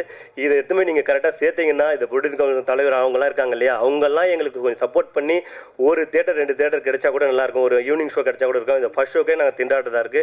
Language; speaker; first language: Tamil; native; Tamil